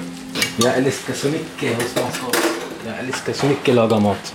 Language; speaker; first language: Swedish; non-native, learner; Arabic